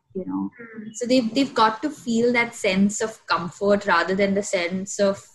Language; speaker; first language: English; non-native, local second language; Hindi